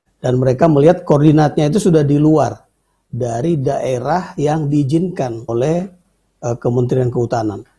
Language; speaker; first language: Indonesian; native; Indonesian